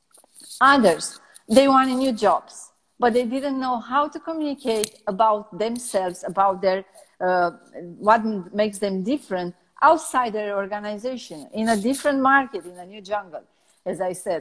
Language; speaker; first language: English; non-native, fluent; Romanian